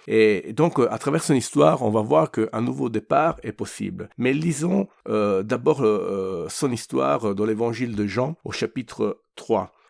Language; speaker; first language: French; non-native, fluent; Italian